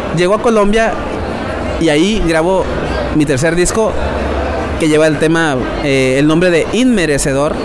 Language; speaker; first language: Spanish; native; Spanish